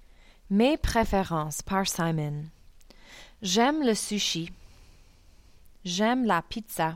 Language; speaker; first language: French; non-native, learner; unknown